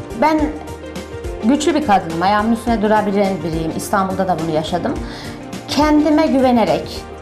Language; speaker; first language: Turkish; early bilingual, heritage; Turkish